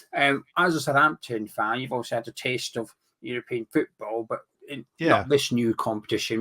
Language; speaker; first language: English; native; English